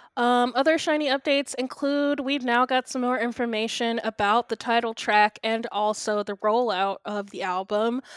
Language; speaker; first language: English; native; English